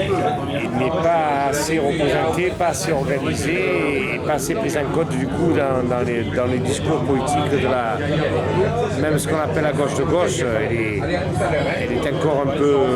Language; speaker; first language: French; native; French